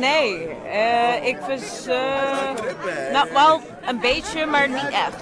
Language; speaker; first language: Dutch; non-native, fluent; English